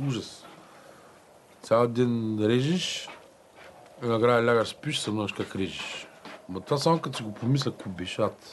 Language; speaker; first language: Bulgarian; native; Bulgarian